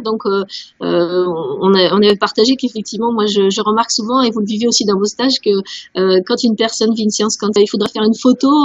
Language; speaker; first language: French; native; French